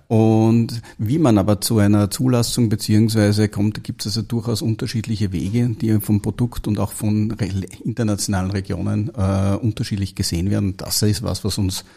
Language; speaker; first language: German; native; German